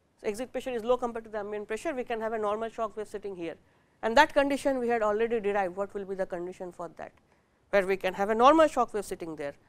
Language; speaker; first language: English; non-native, local second language; Bangla